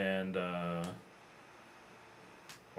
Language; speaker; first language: Spanish; non-native, learner; English